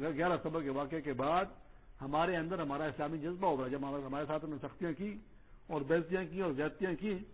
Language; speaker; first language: Urdu; non-native, local second language; Pashto